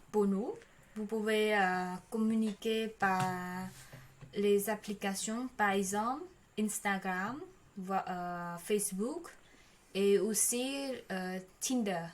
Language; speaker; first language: French; non-native, learner; Khmer